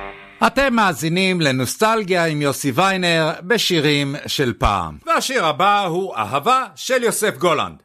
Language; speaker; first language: Hebrew; native; Hebrew